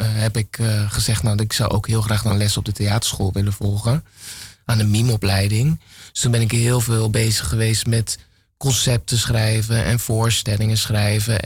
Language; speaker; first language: Dutch; native; Dutch